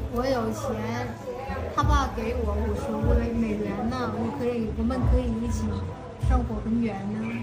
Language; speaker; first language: Chinese; non-native, learner; Vietnamese